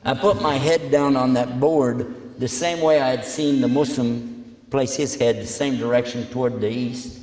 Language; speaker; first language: English; native; English